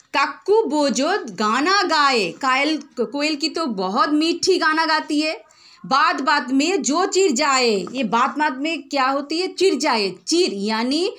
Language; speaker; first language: Hindi; non-native, local second language; Bangla